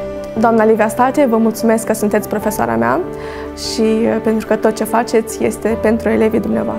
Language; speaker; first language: Romanian; non-native, local second language; Russian